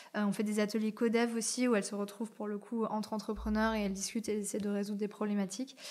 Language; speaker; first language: French; native; French